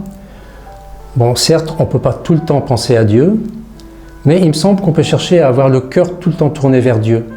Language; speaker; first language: French; native; French